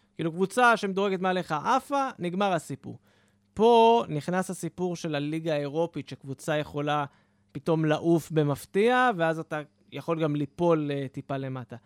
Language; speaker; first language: Hebrew; native; Hebrew